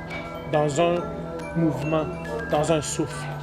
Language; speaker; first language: French; native; French